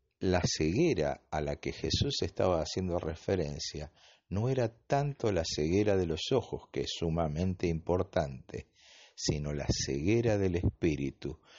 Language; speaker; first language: Spanish; native; Spanish